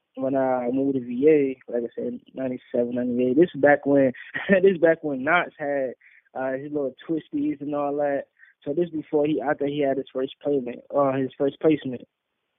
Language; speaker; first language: English; native; English